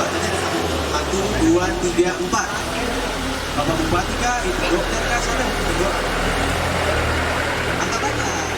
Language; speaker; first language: Malay; native; Malay